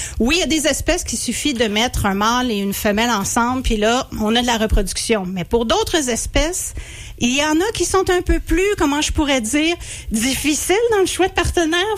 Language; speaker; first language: French; native; French